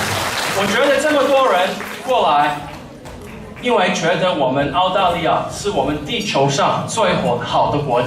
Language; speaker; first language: Chinese; early bilingual, heritage; English